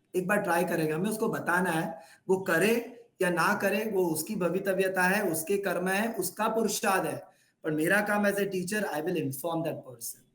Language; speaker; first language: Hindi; non-native, local second language; Gujarati